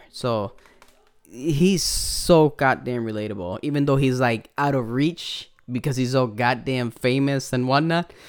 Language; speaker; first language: English; non-native, fluent; Spanish